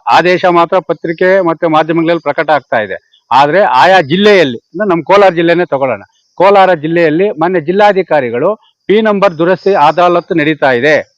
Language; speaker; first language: Kannada; native; Kannada